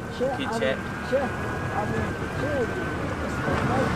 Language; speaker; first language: Spanish; non-native, local second language; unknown